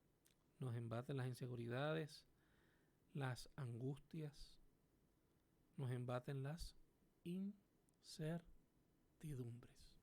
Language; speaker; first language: Spanish; native; Spanish